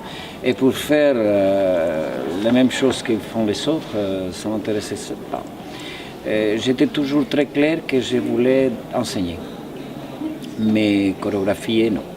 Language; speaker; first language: French; non-native, fluent; Spanish